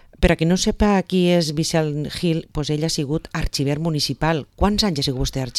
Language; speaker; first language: Catalan; native; Catalan